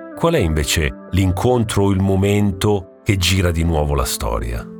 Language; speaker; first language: Italian; native; Italian